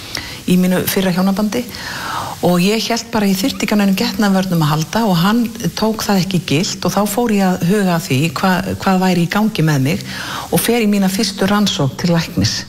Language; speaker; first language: Icelandic; native; Icelandic